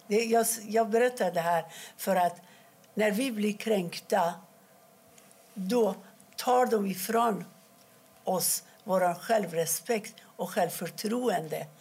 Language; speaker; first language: Swedish; non-native, fluent; Persian